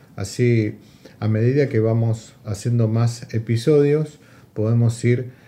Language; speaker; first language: Spanish; native; Spanish